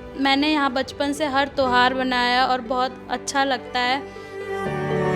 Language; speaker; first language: Hindi; early bilingual, other home language; Odia